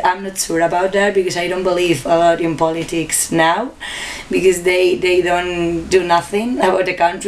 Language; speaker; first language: English; non-native, learner; Spanish